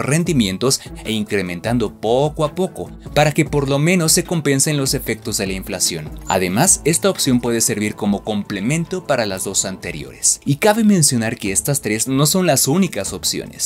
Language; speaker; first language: Spanish; native; Spanish